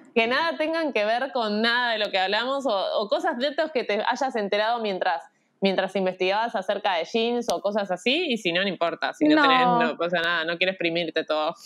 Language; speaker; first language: Spanish; native; Spanish